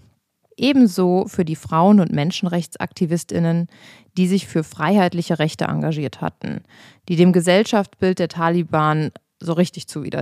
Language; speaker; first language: German; native; German